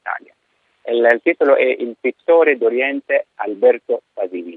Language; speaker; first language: Italian; non-native, fluent; Arabic